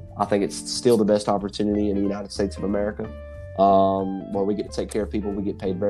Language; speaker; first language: English; native; English